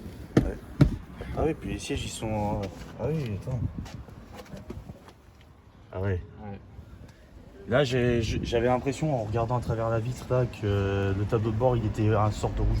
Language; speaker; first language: French; native; French